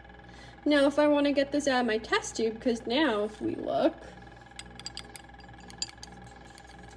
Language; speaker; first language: English; native; English